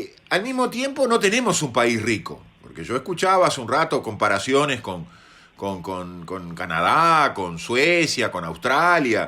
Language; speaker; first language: Spanish; native; Spanish